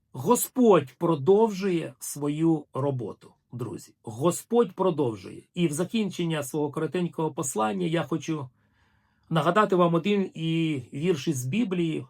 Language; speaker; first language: Ukrainian; non-native, local second language; Russian